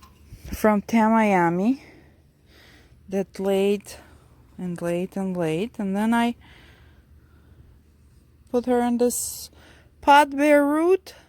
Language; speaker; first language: English; non-native, fluent; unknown